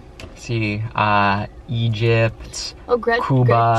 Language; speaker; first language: Italian; non-native, learner; English